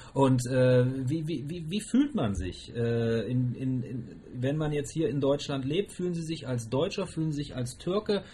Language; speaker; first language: German; native; German